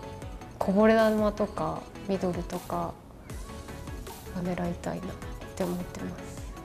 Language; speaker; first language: Japanese; native; Japanese